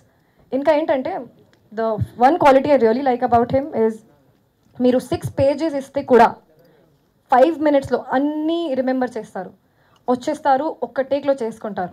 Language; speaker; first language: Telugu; non-native, fluent; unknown